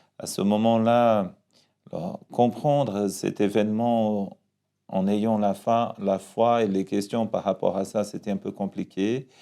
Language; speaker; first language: French; non-native, fluent; Portuguese